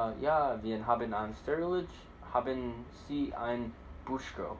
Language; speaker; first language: German; non-native, learner; English